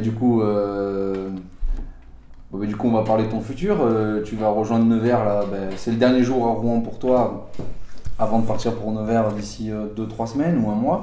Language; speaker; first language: French; native; French